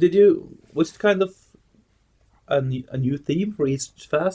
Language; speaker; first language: English; non-native, fluent; Norwegian